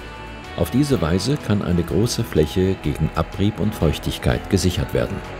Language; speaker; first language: German; native; German